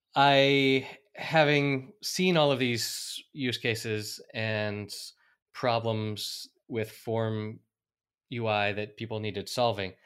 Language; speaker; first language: English; native; English